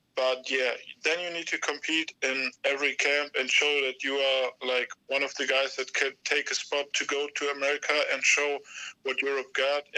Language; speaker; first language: English; non-native, fluent; German